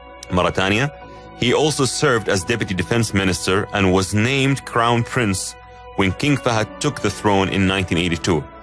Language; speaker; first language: English; non-native, fluent; Arabic